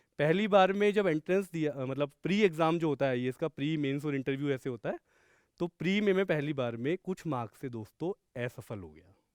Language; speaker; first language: Hindi; native; Hindi